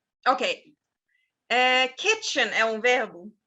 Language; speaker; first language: Portuguese; non-native, fluent; German